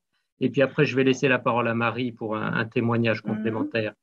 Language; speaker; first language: French; native; French